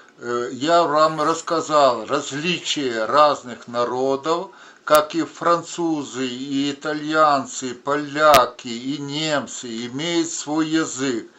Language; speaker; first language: Russian; non-native, local second language; Ukrainian